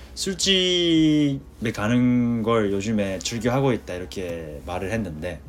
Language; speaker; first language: Korean; non-native, fluent; Japanese